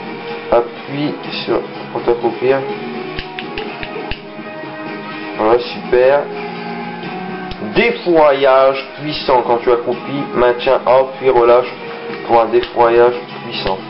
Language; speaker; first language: French; native; French